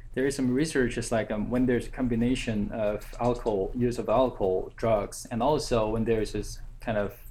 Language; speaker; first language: English; non-native, fluent; Korean